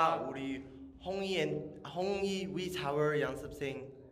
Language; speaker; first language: Korean; non-native, learner; Chinese